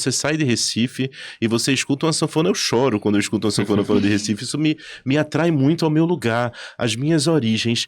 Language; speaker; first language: Portuguese; native; Portuguese